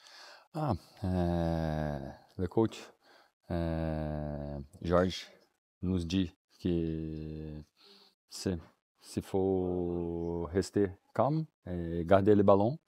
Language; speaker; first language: French; non-native, learner; Portuguese